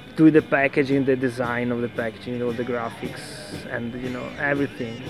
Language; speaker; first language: English; non-native, fluent; Italian